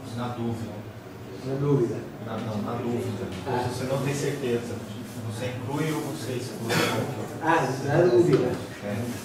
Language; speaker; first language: Portuguese; non-native, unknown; English